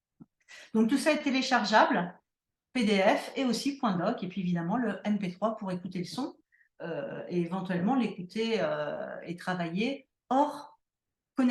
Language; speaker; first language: French; native; French